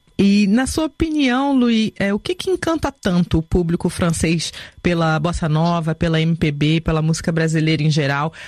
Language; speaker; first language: Portuguese; native; Portuguese